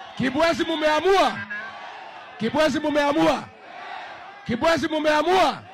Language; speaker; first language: Swahili; non-native, local second language; Kikuyu